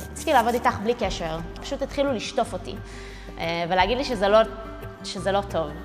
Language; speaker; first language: Hebrew; early bilingual, other home language; Russian